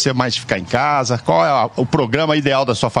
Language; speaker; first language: Portuguese; native; Portuguese